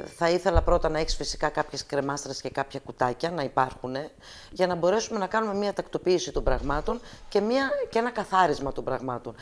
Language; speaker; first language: Greek; early bilingual, heritage; Greek